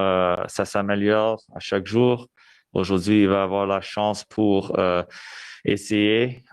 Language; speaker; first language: French; non-native, local second language; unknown